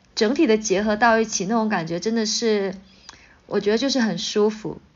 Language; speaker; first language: Chinese; native; Chinese